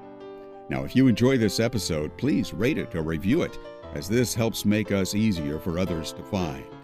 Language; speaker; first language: English; native; English